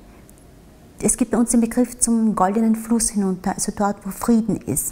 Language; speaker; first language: German; early bilingual, other home language; Vietnamese